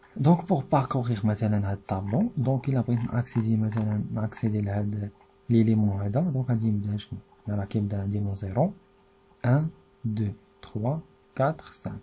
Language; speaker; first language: French; non-native, local second language; Arabic